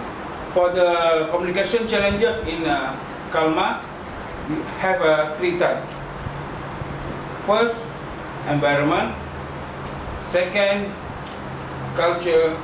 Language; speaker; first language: English; non-native, learner; Malay